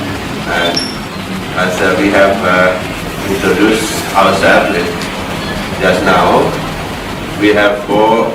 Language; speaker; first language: English; non-native, fluent; Indonesian